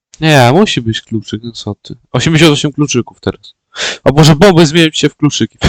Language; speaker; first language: Polish; native; Polish